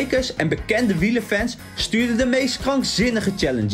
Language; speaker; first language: Dutch; native; Dutch